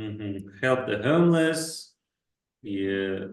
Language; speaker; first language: English; non-native, fluent; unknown